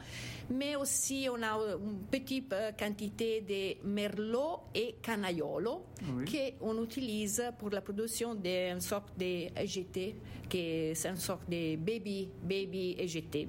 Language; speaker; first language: French; non-native, fluent; Italian